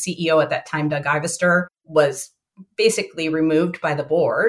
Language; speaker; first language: English; native; English